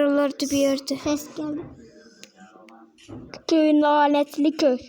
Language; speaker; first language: Turkish; native; Turkish